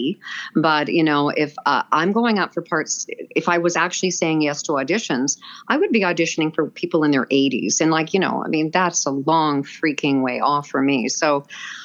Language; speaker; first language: English; native; English